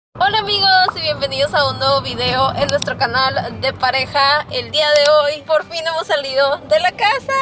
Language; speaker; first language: Spanish; native; Spanish